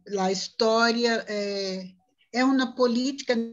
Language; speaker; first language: Italian; non-native, learner; Portuguese